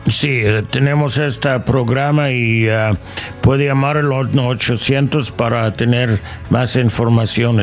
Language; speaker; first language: Spanish; non-native, fluent; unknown